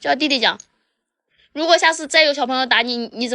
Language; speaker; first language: Chinese; native; Chinese